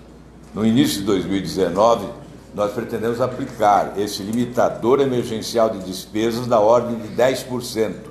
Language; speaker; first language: Portuguese; native; Portuguese